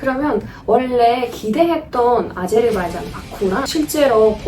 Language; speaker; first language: Korean; non-native, fluent; Azerbaijani